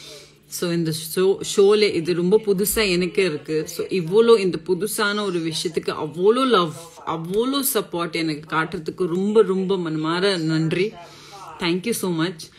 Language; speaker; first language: Tamil; non-native, local second language; Assamese